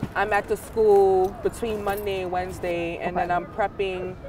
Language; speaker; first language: English; native; English